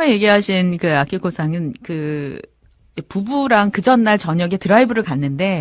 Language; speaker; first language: Korean; native; Korean